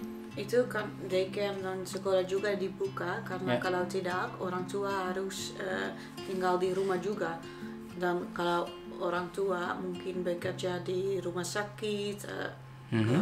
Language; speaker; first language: Indonesian; non-native, fluent; Dutch